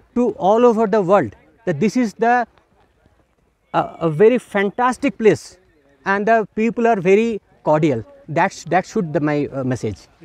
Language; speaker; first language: Hindi; non-native, local second language; Bangla